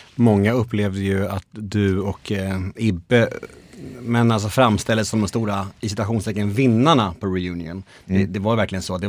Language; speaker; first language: Swedish; native; Swedish